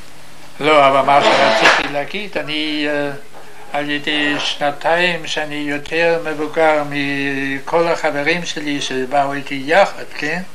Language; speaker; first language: Hebrew; non-native, fluent; German